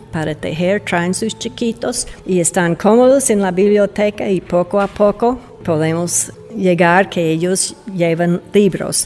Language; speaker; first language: Spanish; non-native, fluent; English